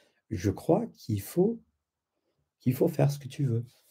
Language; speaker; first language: French; non-native, fluent; English